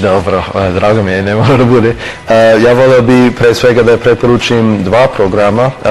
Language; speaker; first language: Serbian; non-native, fluent; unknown